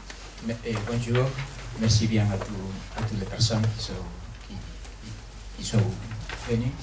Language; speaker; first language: French; non-native, fluent; Spanish